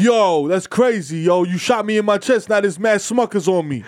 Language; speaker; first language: English; early bilingual, other home language; Spanish